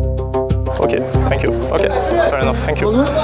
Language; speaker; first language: English; non-native, learner; French